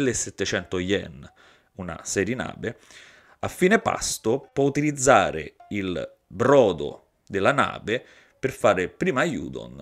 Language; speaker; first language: Italian; native; Italian